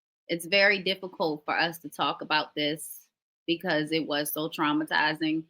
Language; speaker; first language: English; native; English